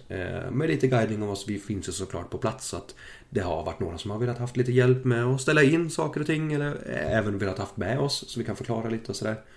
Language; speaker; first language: Swedish; early bilingual, other home language; German